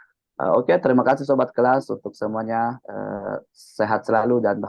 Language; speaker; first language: Indonesian; native; Indonesian